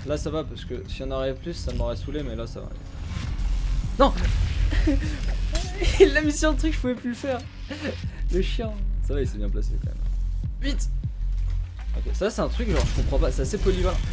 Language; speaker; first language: French; native; French